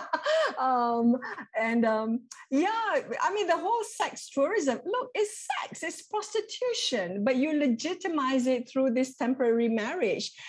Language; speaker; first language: English; non-native, local second language; Malay